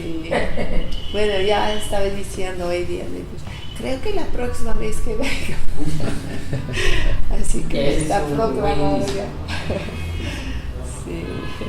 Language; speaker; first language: Spanish; non-native, fluent; English